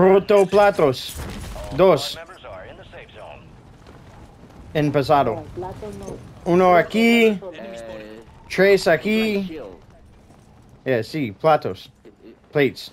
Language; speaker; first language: Spanish; non-native, learner; English